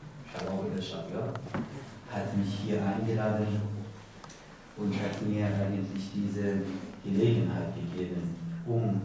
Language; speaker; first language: German; non-native, learner; Persian